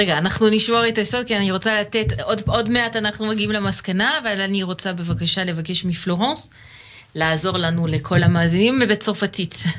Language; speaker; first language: Hebrew; non-native, fluent; French